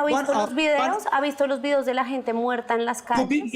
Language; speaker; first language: Spanish; native; Spanish